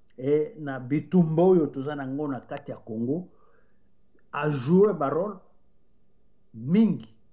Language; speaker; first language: Lingala; non-native, local second language; Kituba (Democratic Republic of Congo)